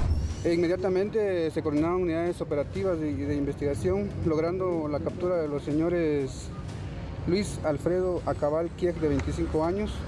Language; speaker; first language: Spanish; native; Spanish